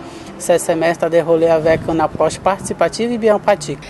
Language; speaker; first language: French; non-native, learner; Portuguese